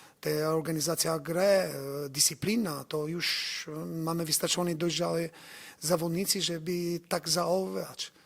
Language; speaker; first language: Polish; non-native, learner; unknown